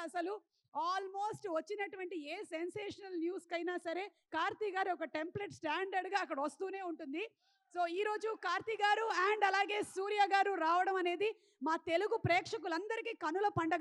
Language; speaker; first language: Telugu; native; Telugu